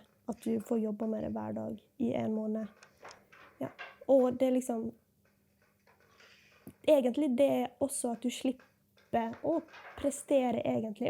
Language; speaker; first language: Norwegian; native; Norwegian